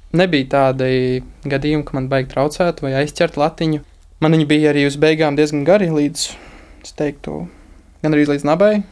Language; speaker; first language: Latvian; native; Latvian